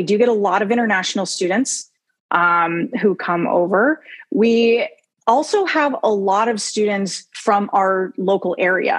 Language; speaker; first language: English; native; English